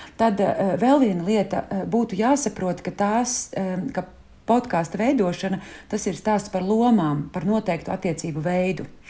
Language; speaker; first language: Latvian; native; Latvian